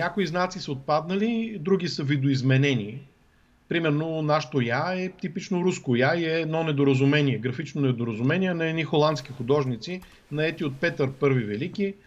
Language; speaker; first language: Bulgarian; native; Bulgarian